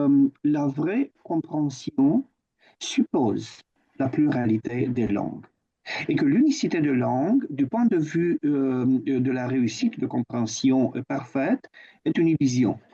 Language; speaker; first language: French; non-native, fluent; Romanian